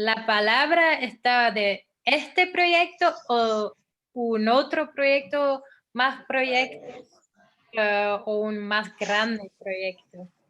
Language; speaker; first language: Spanish; non-native, fluent; Dutch